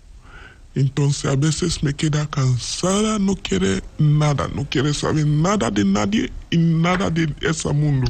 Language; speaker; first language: Spanish; non-native, learner; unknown